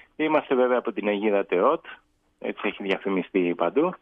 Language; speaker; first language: Greek; early bilingual, other home language; English